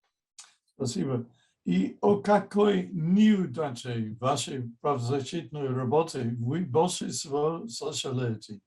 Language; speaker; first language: Russian; non-native, fluent; English